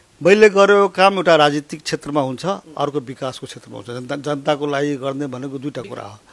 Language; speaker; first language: Nepali; non-native, local second language; Maithili